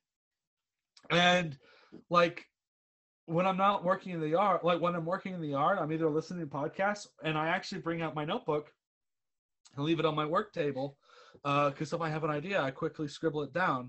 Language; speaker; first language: English; native; English